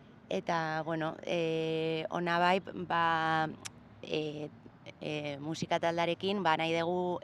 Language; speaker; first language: Basque; non-native, local second language; Spanish